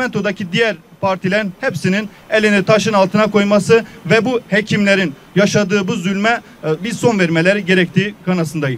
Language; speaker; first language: Turkish; native; Turkish